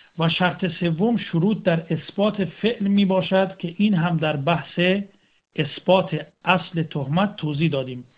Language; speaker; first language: Persian; native; Persian